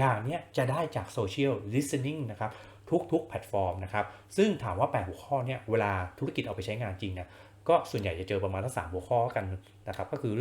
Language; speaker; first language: Thai; native; Thai